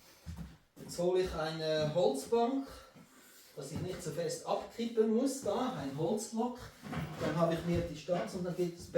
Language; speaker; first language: German; native; German